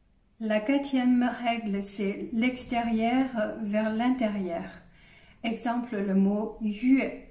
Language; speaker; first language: French; non-native, fluent; Chinese